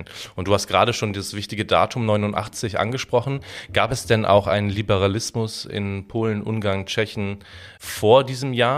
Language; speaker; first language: German; native; German